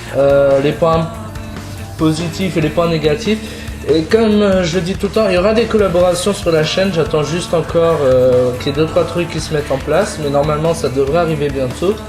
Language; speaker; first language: French; native; French